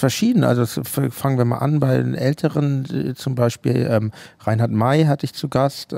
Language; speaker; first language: German; native; German